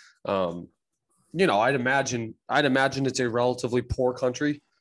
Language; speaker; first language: English; native; English